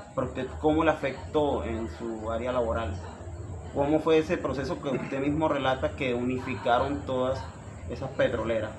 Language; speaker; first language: Spanish; native; Spanish